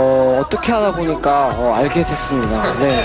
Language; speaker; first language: Korean; non-native, fluent; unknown